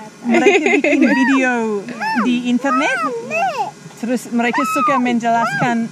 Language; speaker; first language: Indonesian; non-native, fluent; English